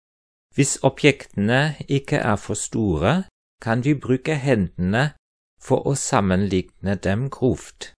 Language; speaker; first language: Norwegian; non-native, fluent; German